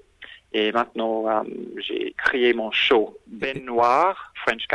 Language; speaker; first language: French; non-native, fluent; English